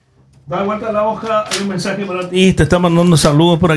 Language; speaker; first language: Spanish; native; Spanish